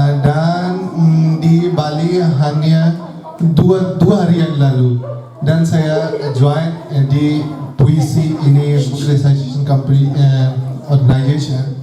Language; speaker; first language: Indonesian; non-native, learner; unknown